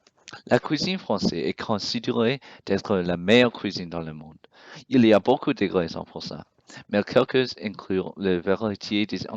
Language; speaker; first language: French; non-native, learner; English